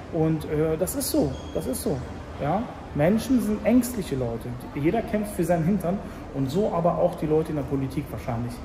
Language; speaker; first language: German; early bilingual, other home language; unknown